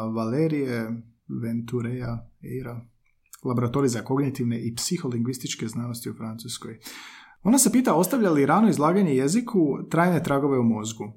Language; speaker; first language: Croatian; native; Croatian